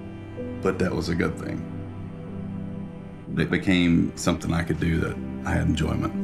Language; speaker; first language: English; native; English